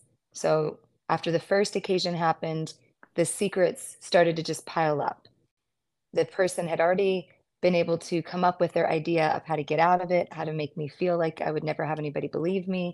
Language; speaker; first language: English; native; English